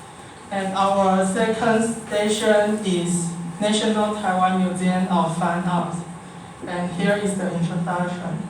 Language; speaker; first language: English; non-native, learner; Chinese